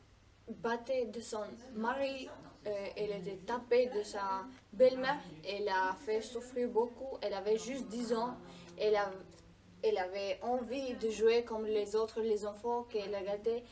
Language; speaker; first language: French; non-native, learner; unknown